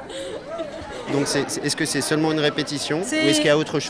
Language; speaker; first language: French; native; French